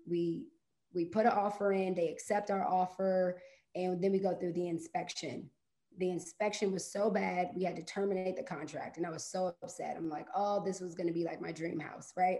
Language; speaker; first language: English; native; English